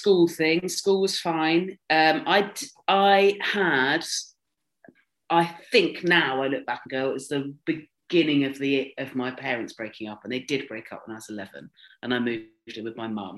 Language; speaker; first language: English; native; English